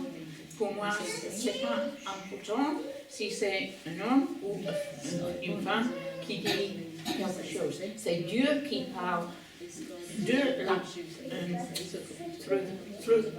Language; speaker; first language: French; non-native, learner; English